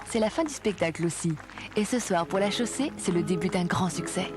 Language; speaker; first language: French; native; French